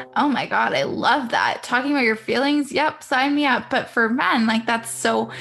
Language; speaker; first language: English; native; English